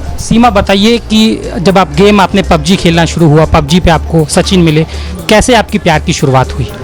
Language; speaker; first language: Hindi; native; Hindi